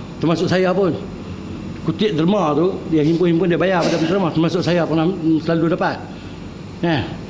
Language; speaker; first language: Malay; native; Malay